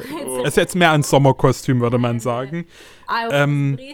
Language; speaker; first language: German; non-native, fluent; Ukrainian